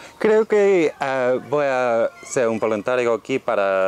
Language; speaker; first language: Spanish; non-native, learner; English